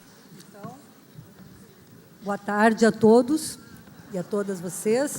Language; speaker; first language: Portuguese; native; Portuguese